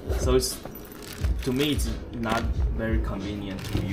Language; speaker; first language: English; non-native, learner; Chinese